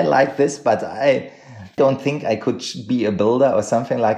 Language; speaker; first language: English; non-native, fluent; German